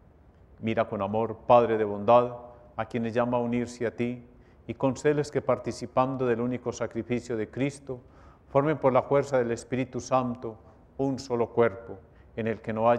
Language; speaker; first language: Spanish; native; Spanish